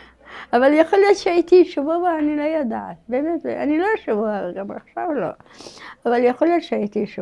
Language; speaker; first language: Hebrew; early bilingual, other home language; Arabic